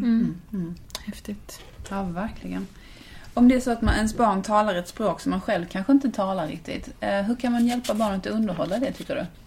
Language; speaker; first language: Swedish; native; Swedish